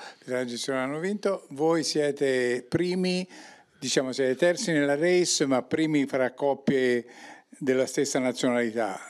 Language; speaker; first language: Italian; native; Italian